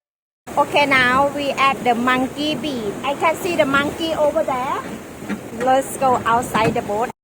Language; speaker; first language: English; non-native, learner; Thai